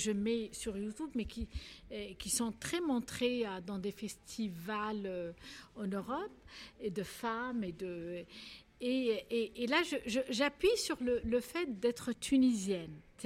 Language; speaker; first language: French; non-native, local second language; Arabic